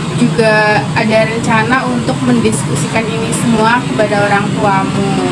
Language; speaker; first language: Indonesian; native; Indonesian